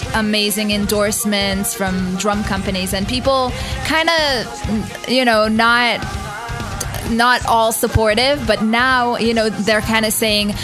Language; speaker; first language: English; non-native, fluent; Hebrew